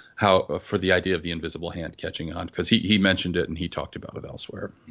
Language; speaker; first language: English; native; English